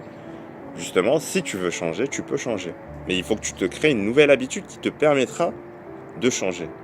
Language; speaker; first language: French; native; French